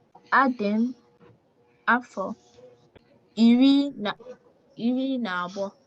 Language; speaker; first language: Igbo; non-native, learner; English